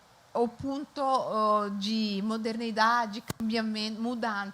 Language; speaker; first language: Portuguese; non-native, fluent; Italian